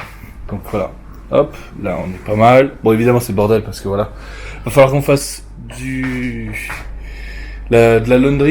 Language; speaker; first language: French; native; French